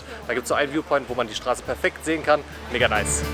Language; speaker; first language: German; native; German